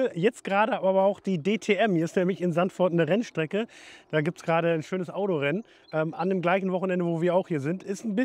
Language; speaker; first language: German; native; German